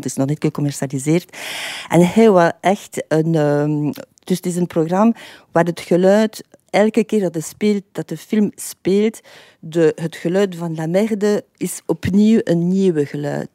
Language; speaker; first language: Dutch; non-native, fluent; French